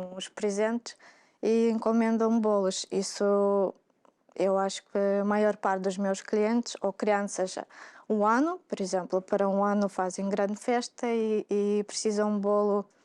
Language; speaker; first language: Portuguese; non-native, fluent; Russian